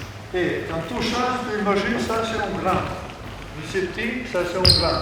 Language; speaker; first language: French; non-native, learner; Serbian